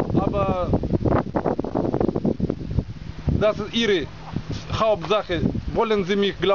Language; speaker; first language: German; non-native, learner; Russian